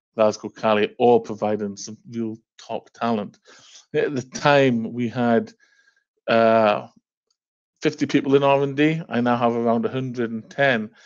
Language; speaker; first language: English; native; English